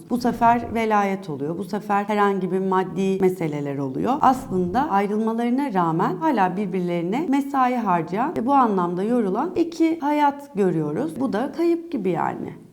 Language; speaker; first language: Turkish; native; Turkish